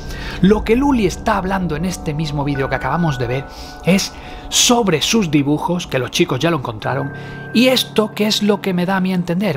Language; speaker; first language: Spanish; native; Spanish